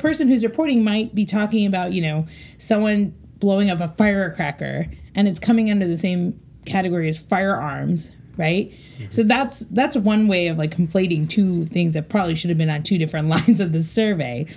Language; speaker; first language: English; native; English